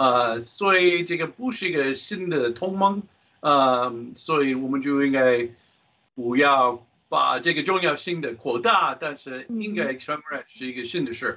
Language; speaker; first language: Chinese; non-native, fluent; English